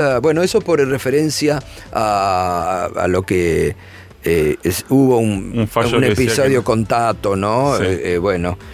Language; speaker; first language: Spanish; native; Spanish